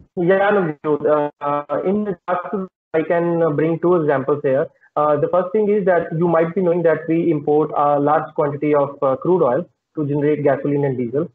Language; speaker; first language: English; non-native, local second language; Punjabi